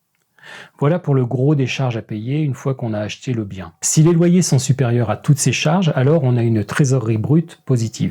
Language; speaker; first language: French; native; French